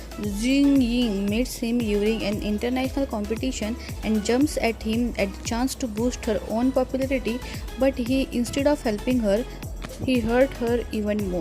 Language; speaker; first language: English; non-native, fluent; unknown